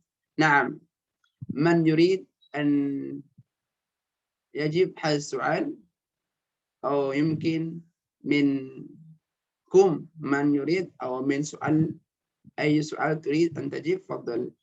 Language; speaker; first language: Arabic; non-native, fluent; Indonesian